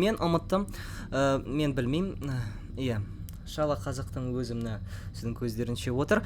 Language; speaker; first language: Kazakh; native; Kazakh